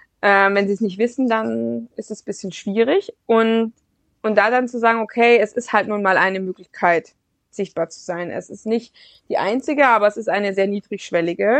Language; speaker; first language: German; native; German